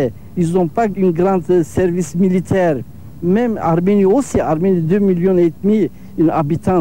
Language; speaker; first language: French; non-native, learner; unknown